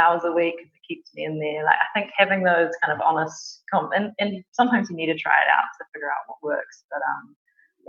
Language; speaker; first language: English; native; English